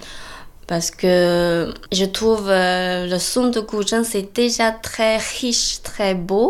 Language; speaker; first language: French; non-native, learner; Chinese